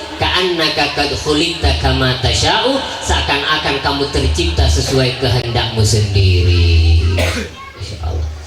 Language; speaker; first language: Indonesian; non-native, local second language; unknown